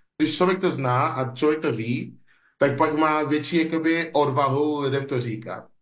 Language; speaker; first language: Czech; non-native, fluent; English